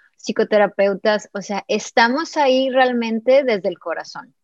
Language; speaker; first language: Spanish; native; Spanish